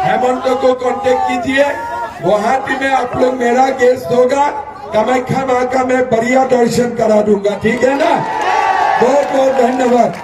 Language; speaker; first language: Hindi; non-native, local second language; Assamese